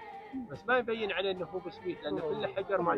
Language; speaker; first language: Arabic; native; Arabic